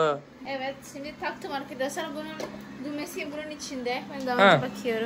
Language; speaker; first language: Turkish; non-native, learner; Indonesian